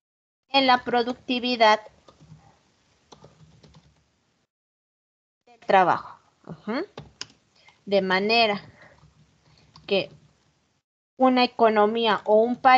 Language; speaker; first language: Spanish; native; Spanish